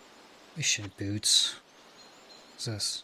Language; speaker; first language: English; native; English